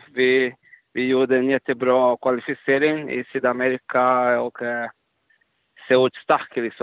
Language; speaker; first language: Swedish; non-native, fluent; Portuguese